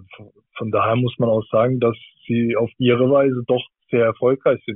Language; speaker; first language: German; native; German